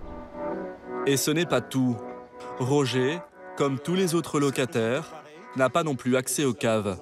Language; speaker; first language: French; native; French